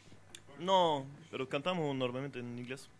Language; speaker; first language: Spanish; non-native, fluent; French